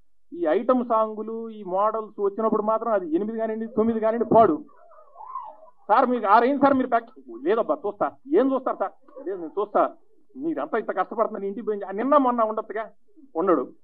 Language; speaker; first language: Telugu; native; Telugu